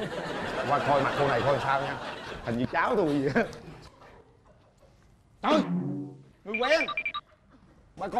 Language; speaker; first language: Vietnamese; native; Vietnamese